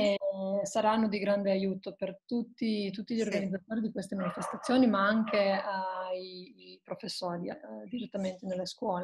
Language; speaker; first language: Italian; non-native, fluent; Croatian